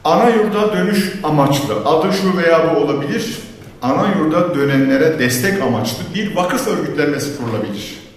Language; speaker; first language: Turkish; native; Turkish